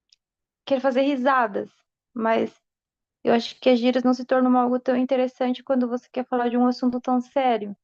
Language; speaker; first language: Portuguese; non-native, fluent; Spanish